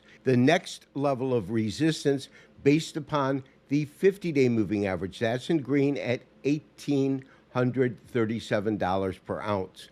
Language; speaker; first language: English; native; English